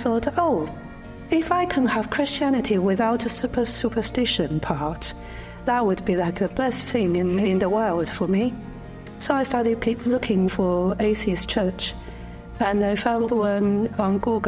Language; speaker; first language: English; non-native, fluent; Chinese